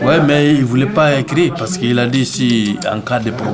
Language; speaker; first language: French; non-native, learner; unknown